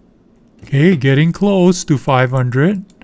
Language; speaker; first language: English; native; English